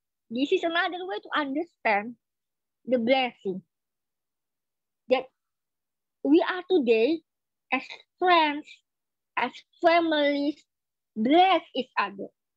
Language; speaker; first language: English; non-native, fluent; Indonesian